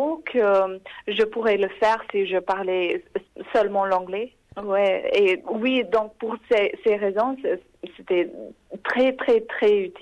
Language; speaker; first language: French; non-native, fluent; English